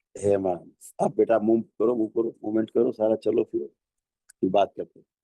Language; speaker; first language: Hindi; native; Hindi